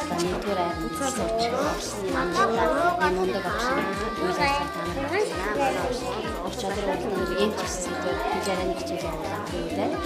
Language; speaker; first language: Mongolian; native; Mongolian